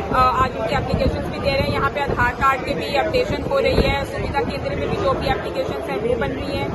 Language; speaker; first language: Hindi; non-native, local second language; Punjabi